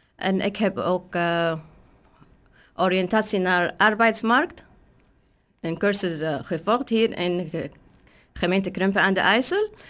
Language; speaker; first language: Dutch; non-native, learner; Arabic